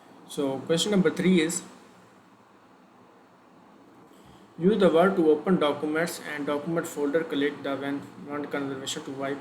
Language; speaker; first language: English; non-native, learner; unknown